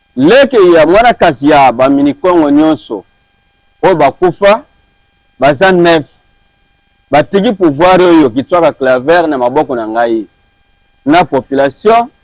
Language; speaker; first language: Lingala; non-native, local second language; Kituba (Democratic Republic of Congo)